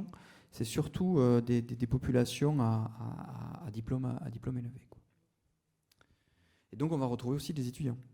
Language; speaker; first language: French; native; French